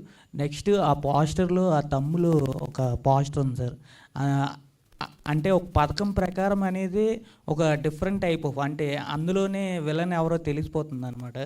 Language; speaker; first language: Telugu; native; Telugu